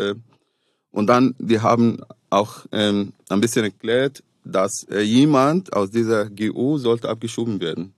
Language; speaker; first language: German; non-native, fluent; Arabic